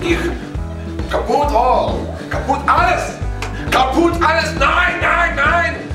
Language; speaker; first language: German; non-native, learner; Lithuanian